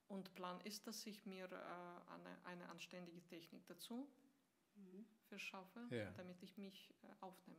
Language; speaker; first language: German; non-native, fluent; Russian